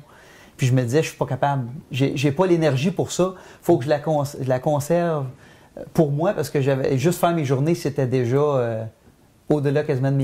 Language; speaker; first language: French; native; French